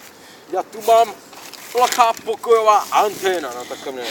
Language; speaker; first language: Czech; native; Czech